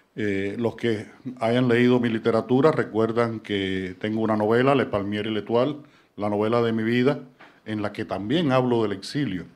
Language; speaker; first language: Spanish; native; Spanish